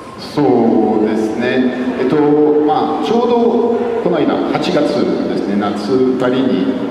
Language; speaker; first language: Japanese; non-native, fluent; French